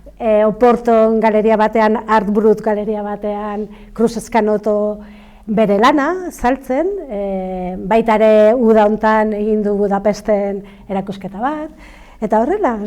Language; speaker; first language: Basque; non-native, local second language; Spanish